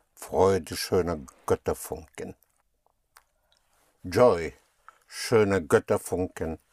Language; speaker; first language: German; non-native, fluent; English